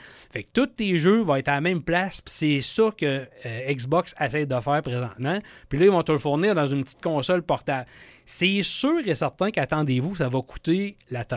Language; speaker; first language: French; native; French